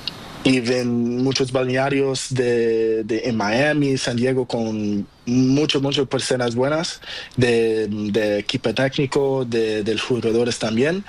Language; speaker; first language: Spanish; non-native, learner; Portuguese